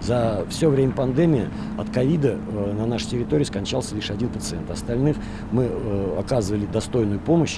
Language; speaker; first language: Russian; native; Russian